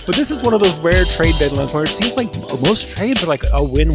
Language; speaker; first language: English; native; English